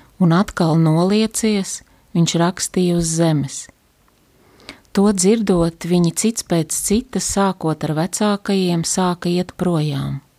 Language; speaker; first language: Latvian; native; Latvian